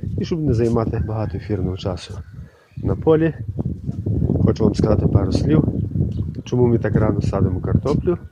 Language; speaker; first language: Ukrainian; native; Ukrainian